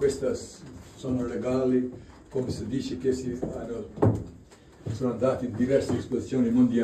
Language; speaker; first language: Italian; non-native, learner; Albanian